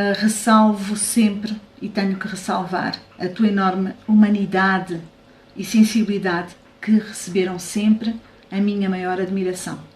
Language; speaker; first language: Portuguese; native; Portuguese